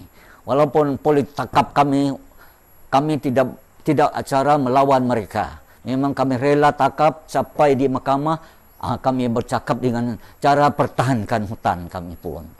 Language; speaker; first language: Indonesian; non-native, local second language; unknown